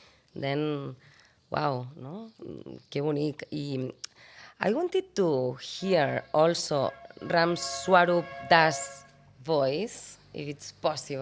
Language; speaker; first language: English; non-native, fluent; Catalan